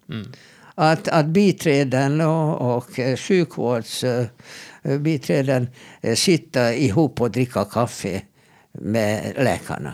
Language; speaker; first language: Swedish; non-native, fluent; Hebrew